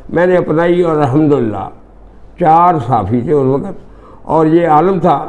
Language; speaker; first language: Urdu; non-native, local second language; Punjabi